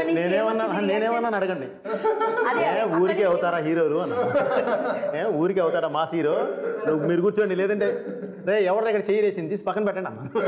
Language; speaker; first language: Telugu; native; Telugu